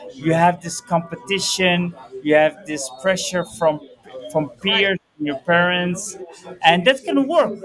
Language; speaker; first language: English; early bilingual, heritage; Dutch